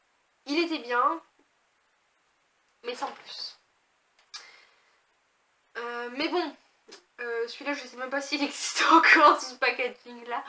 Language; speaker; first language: French; native; French